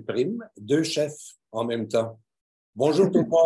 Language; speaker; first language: French; native; French